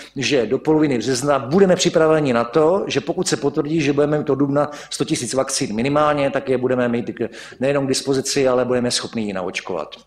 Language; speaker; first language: Czech; native; Czech